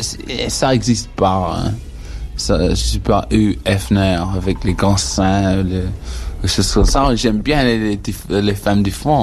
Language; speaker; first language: French; non-native, learner; English